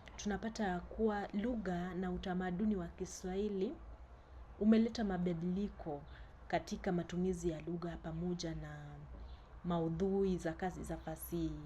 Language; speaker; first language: Swahili; non-native, local second language; Luo (Kenya and Tanzania)